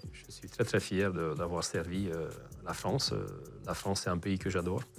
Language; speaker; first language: French; non-native, fluent; Hungarian